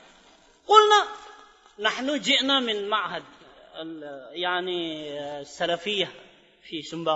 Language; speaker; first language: Arabic; non-native, fluent; Indonesian